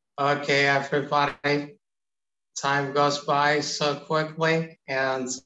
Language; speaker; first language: English; non-native, fluent; Indonesian